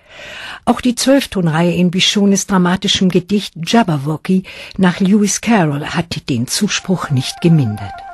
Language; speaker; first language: German; native; German